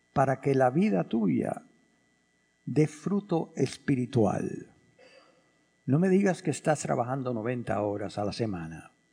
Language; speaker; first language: Spanish; early bilingual, heritage; English